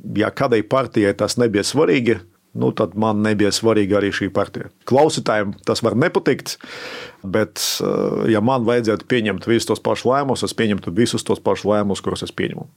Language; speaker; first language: Latvian; non-native, local second language; Russian